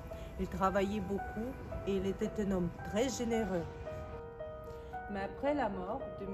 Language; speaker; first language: French; non-native, learner; Russian